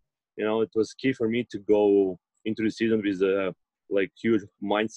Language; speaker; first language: English; non-native, fluent; Russian